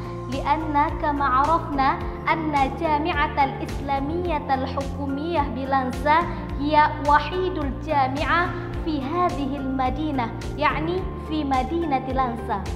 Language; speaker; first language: Arabic; non-native, learner; Indonesian